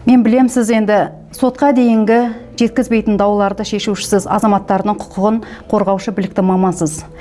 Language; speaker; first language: Kazakh; native; Kazakh